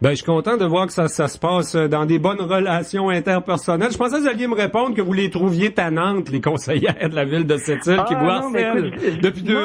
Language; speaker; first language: French; native; French